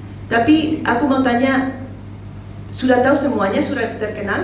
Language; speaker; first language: Indonesian; non-native, fluent; Spanish